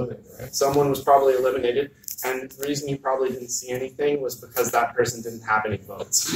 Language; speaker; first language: English; native; English